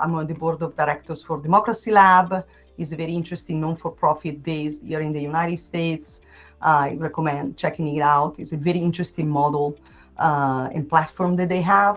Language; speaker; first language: English; non-native, fluent; Italian